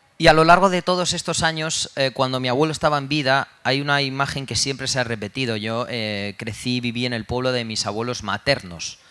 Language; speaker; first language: Spanish; early bilingual, other home language; Romanian